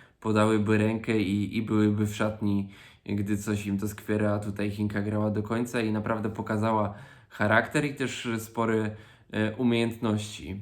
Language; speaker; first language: Polish; native; Polish